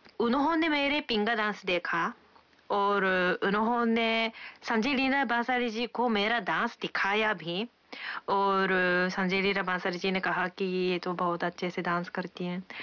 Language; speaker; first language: Hindi; non-native, fluent; Japanese